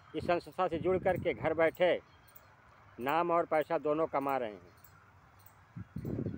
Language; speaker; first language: Hindi; native; Hindi